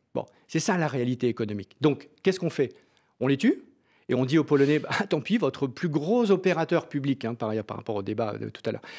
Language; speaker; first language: French; native; French